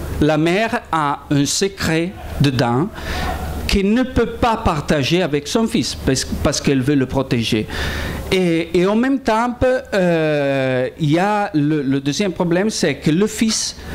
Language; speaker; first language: French; non-native, fluent; Italian